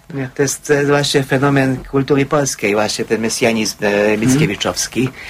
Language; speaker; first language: Polish; non-native, fluent; Hungarian